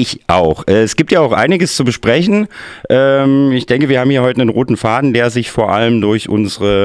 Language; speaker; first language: German; native; German